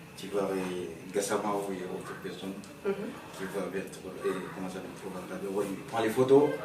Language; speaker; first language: French; non-native, local second language; Soninke